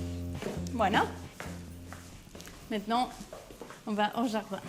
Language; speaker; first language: French; non-native, fluent; Spanish